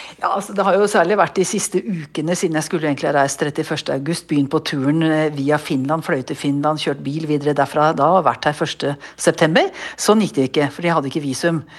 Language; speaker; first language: Norwegian; native; Norwegian